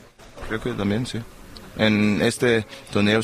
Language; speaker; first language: Spanish; non-native, fluent; German